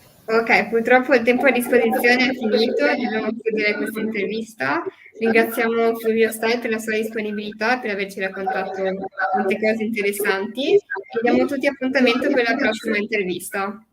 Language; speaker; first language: Italian; native; Italian